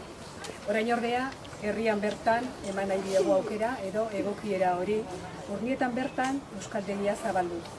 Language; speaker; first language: Basque; native; Basque